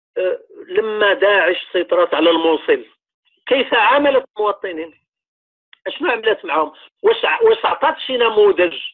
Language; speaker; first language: Arabic; native; Arabic